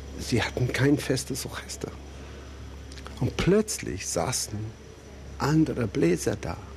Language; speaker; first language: German; non-native, fluent; English